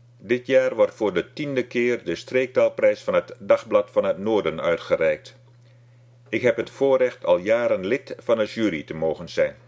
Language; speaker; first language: Dutch; non-native, local second language; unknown